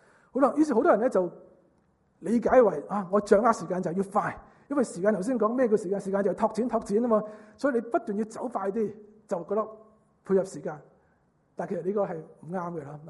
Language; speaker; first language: Cantonese; native; Cantonese